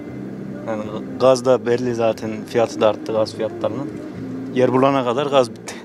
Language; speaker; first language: Turkish; native; Turkish